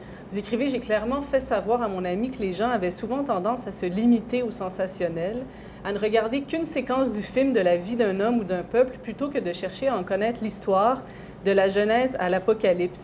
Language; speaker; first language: French; native; French